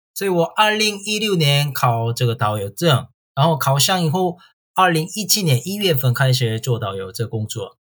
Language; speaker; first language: Chinese; non-native, fluent; Korean